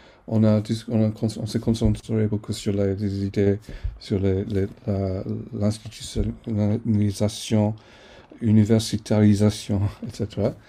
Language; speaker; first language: French; non-native, fluent; English